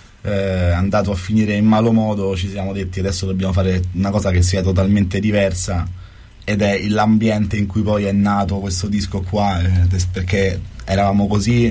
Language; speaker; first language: Italian; native; Italian